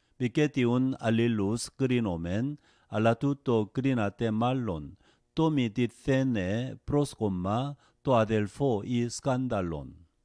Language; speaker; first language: Greek; non-native, fluent; Korean